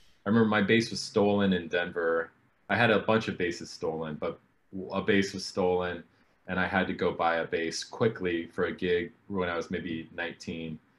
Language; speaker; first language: English; native; English